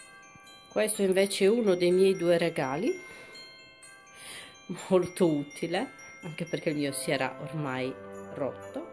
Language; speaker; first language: Italian; native; Italian